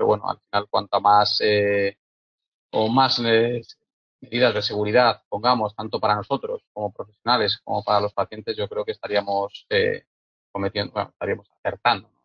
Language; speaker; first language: Spanish; native; Spanish